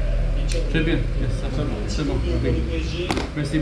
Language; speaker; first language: French; non-native, learner; English